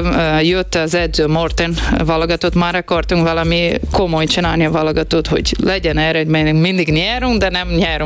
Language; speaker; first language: Hungarian; non-native, learner; Portuguese